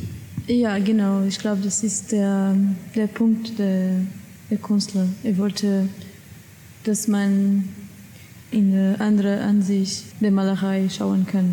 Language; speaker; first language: German; non-native, learner; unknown